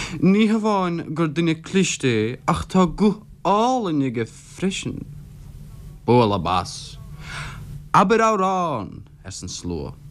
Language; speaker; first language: Irish; non-native, local second language; English